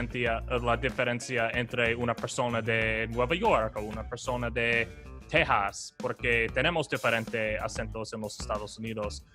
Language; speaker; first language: Spanish; non-native, learner; English